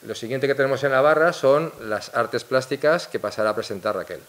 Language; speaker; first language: Spanish; non-native, local second language; Catalan